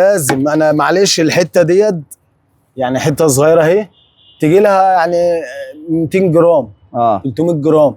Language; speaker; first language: Arabic; native; Arabic